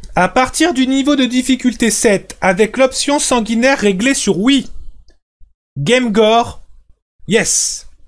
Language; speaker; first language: French; native; French